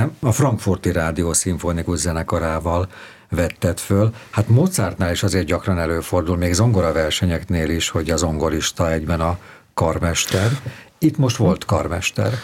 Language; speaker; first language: Hungarian; native; Hungarian